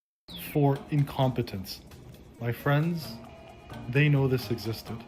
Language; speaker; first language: English; native; English